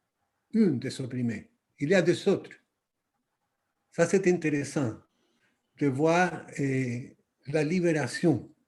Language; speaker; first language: French; non-native, fluent; Spanish